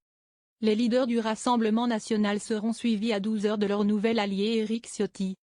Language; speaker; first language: French; native; French